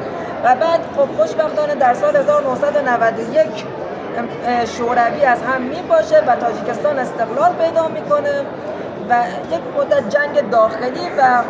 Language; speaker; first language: Persian; native; Persian